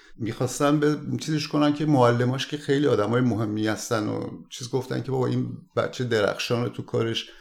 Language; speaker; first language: Persian; native; Persian